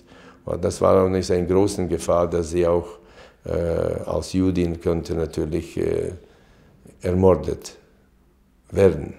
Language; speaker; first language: German; non-native, fluent; Latvian